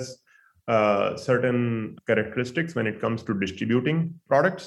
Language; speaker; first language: English; non-native, local second language; Hindi